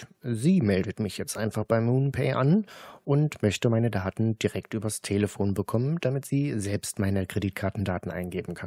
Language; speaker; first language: German; native; German